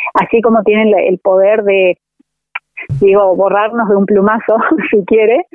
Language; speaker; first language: Spanish; native; Spanish